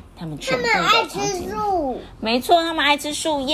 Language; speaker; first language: Chinese; native; Chinese